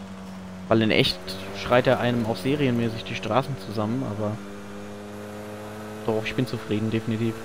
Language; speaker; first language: German; native; German